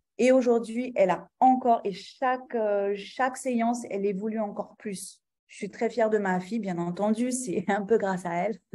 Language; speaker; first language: French; non-native, local second language; Arabic